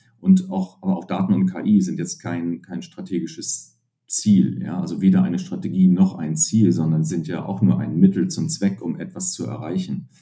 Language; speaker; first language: German; native; German